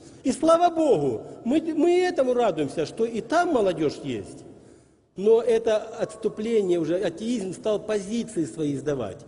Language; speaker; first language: Russian; native; Russian